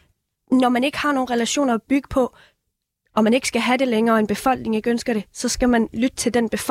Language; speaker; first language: Danish; early bilingual, other home language; Persian